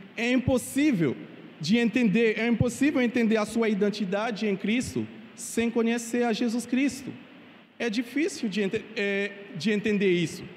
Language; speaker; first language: Portuguese; non-native, fluent; Haitian Creole